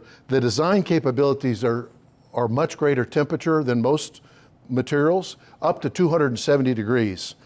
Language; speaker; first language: English; native; English